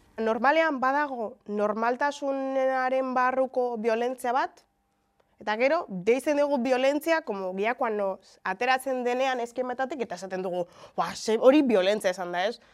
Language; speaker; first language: Basque; early bilingual, other home language; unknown